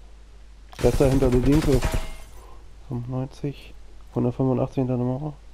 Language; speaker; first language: German; native; German